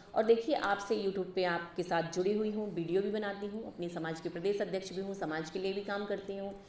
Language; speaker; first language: Hindi; native; Hindi